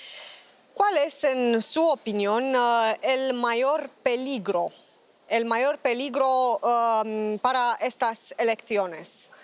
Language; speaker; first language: Spanish; non-native, learner; Romanian